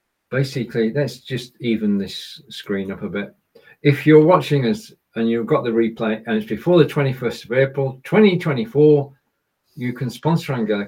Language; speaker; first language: English; native; English